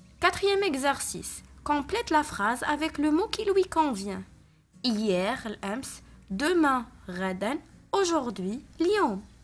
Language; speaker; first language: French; non-native, local second language; Arabic